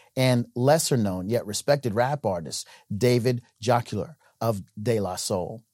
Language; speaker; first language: English; native; English